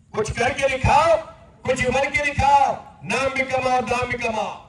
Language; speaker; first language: Hindi; non-native, local second language; Marathi